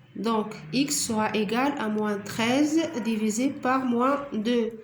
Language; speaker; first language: French; non-native, local second language; Arabic